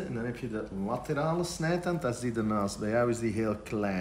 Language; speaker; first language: Dutch; native; Dutch